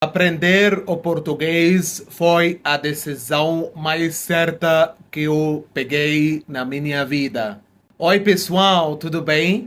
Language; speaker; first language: Portuguese; non-native, fluent; Arabic